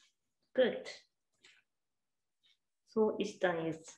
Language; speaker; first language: German; non-native, learner; Japanese